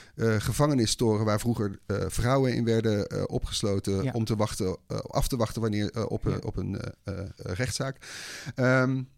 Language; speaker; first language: Dutch; native; Dutch